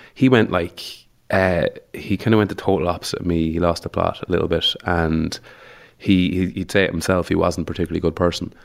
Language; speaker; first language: English; native; English